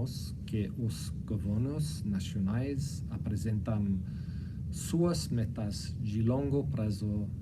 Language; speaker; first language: Portuguese; non-native, fluent; English